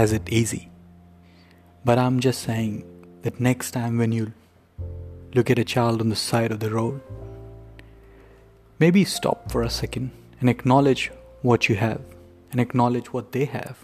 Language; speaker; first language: English; non-native, local second language; Hindi